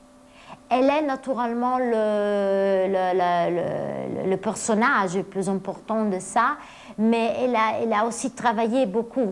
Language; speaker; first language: French; non-native, fluent; Italian